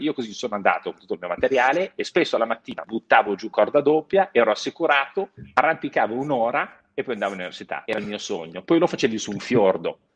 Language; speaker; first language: Italian; native; Italian